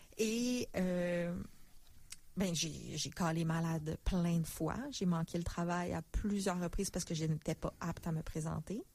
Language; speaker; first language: French; native; French